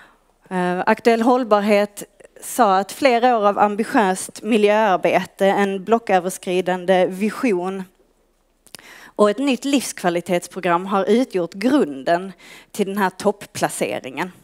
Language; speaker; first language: Swedish; native; Swedish